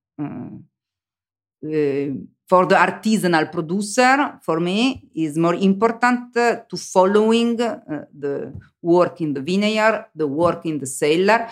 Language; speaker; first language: English; non-native, learner; Italian